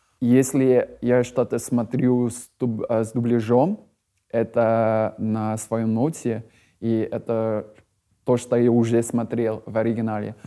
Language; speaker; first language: Russian; non-native, fluent; English